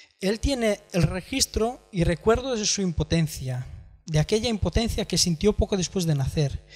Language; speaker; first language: Spanish; non-native, fluent; Romanian